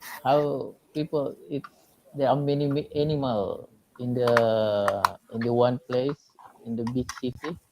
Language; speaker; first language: English; non-native, learner; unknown